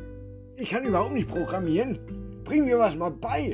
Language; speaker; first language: German; native; German